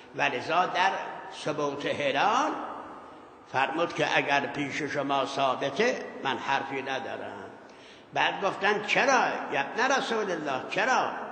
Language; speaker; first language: Persian; non-native, local second language; Azerbaijani